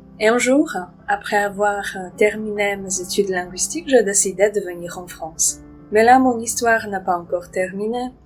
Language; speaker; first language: French; non-native, fluent; Polish